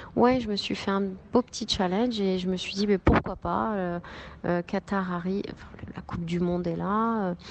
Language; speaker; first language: French; native; French